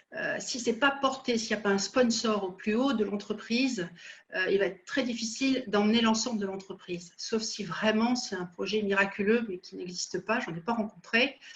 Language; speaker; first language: French; native; French